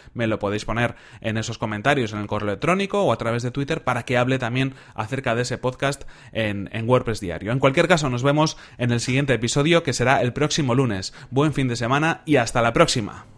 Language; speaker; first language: Spanish; native; Spanish